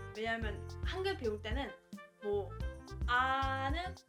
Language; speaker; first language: Korean; non-native, fluent; German